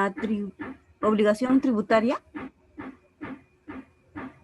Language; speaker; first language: Spanish; native; Spanish